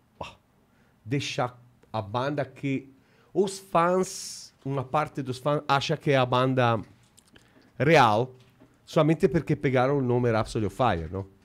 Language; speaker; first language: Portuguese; non-native, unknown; Italian